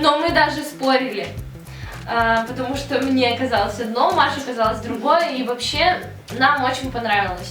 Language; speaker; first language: Russian; native; Russian